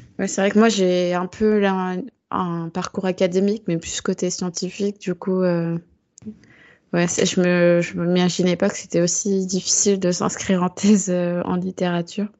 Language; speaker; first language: French; native; French